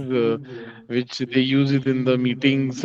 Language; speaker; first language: English; non-native, local second language; Hindi